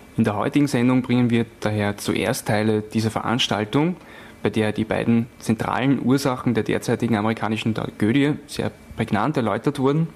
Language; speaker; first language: German; native; German